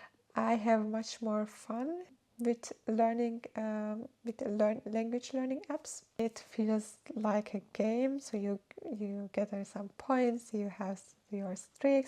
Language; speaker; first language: English; non-native, fluent; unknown